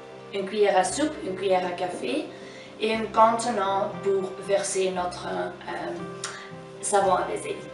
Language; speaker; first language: French; non-native, fluent; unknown